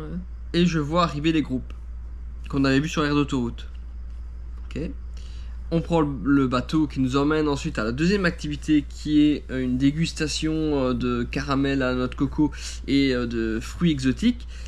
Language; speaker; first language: French; native; French